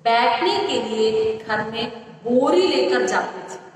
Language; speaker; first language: Hindi; non-native, local second language; Malayalam